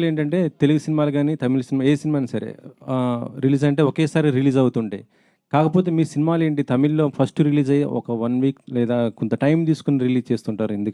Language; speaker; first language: Telugu; native; Telugu